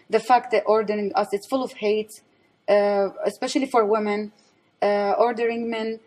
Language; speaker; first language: English; non-native, fluent; Arabic